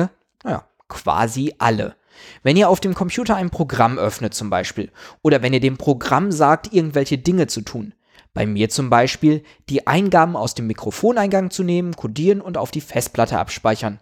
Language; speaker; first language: German; native; German